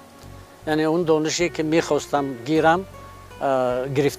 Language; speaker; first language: Persian; non-native, local second language; Shughni